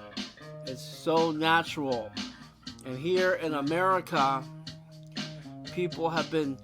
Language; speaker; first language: English; native; English